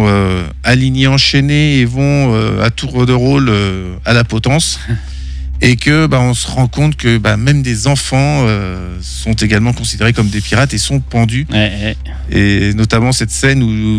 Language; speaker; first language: French; native; French